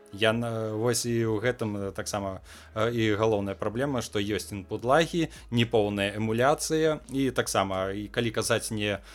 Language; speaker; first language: Belarusian; non-native, local second language; Russian